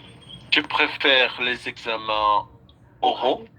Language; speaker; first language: French; non-native, fluent; Portuguese